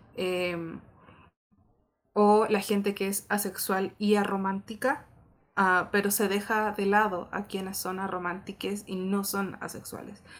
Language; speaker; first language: Spanish; native; Spanish